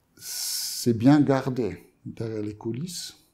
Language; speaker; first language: French; native; French